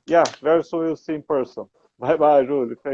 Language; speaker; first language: English; non-native, learner; Portuguese